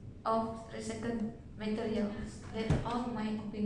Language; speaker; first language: English; non-native, learner; Malay